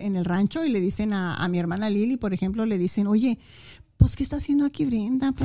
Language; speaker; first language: Spanish; native; Spanish